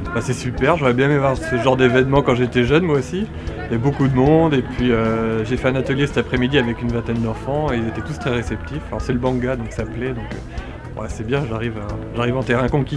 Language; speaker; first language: French; native; French